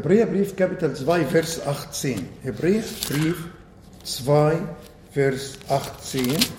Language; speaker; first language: German; non-native, fluent; Arabic